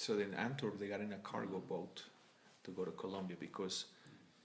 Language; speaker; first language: English; non-native, fluent; Spanish